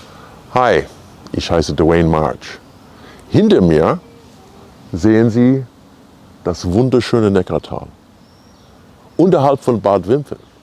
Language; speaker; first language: German; non-native, fluent; English